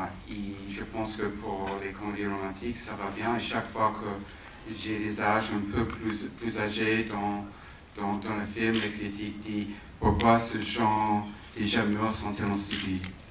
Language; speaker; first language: French; non-native, fluent; English